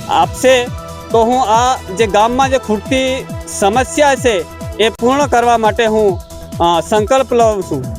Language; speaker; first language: Gujarati; non-native, local second language; Bhili